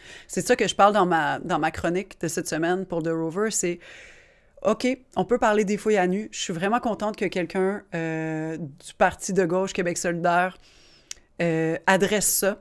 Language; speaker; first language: French; native; French